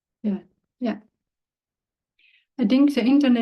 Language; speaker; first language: English; non-native, learner; German